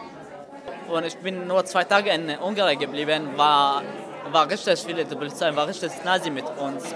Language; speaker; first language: German; non-native, learner; Arabic